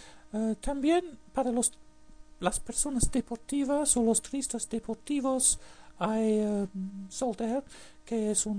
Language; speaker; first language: Spanish; non-native, fluent; English